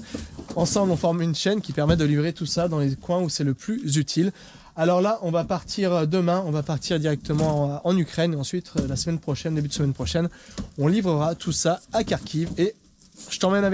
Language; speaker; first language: French; native; French